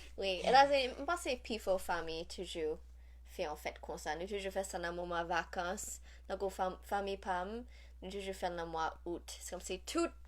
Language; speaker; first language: Haitian Creole; native; Haitian Creole